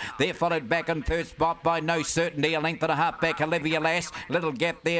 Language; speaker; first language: English; native; English